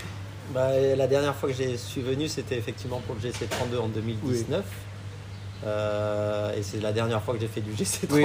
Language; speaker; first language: French; native; French